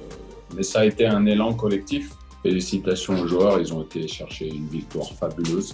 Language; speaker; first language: French; native; French